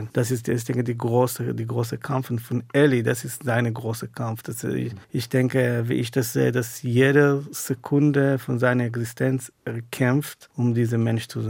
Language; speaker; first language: German; non-native, fluent; Hebrew